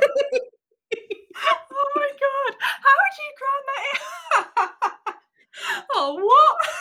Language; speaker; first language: English; native; English